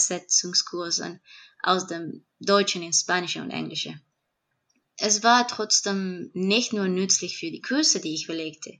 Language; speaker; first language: German; non-native, fluent; Spanish